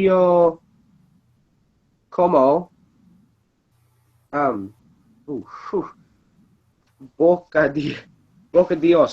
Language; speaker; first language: Spanish; non-native, learner; English